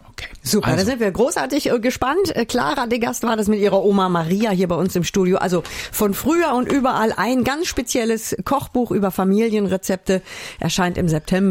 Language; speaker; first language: German; native; German